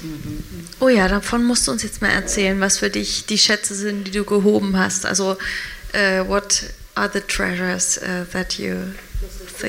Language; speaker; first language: German; native; German